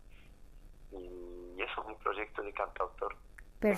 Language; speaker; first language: Spanish; non-native, fluent; French